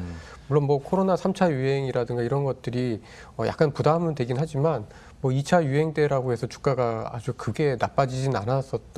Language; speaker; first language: Korean; native; Korean